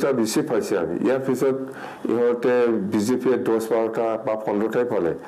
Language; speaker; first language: Assamese; non-native, local second language; Bodo